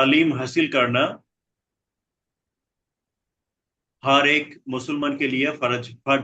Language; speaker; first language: Hindi; non-native, learner; Bangla